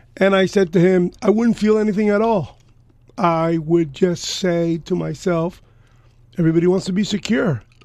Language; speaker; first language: English; early bilingual, other home language; Spanish